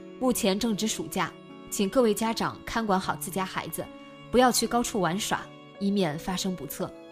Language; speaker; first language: Chinese; native; Chinese